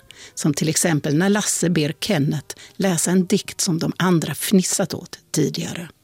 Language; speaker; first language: Swedish; native; Swedish